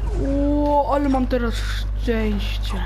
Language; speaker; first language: Polish; early bilingual, heritage; German